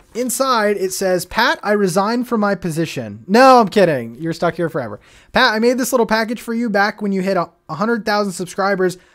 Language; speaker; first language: English; native; English